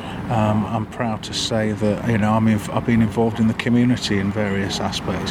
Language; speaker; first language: English; native; English